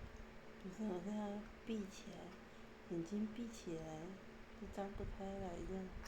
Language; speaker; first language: Chinese; native; Chinese